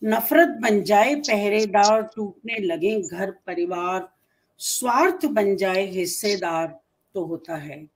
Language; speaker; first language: Hindi; native; Hindi